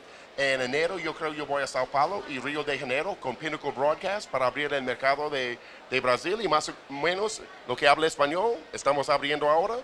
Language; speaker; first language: Spanish; non-native, fluent; English